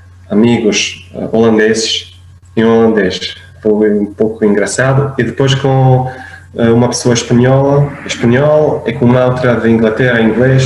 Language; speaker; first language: Portuguese; non-native, fluent; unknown